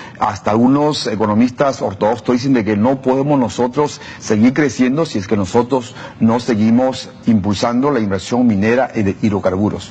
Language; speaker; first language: Spanish; non-native, local second language; Shipibo-Conibo